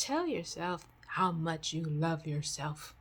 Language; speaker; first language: English; native; English